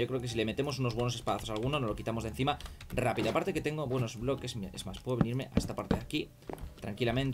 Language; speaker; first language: Spanish; native; Spanish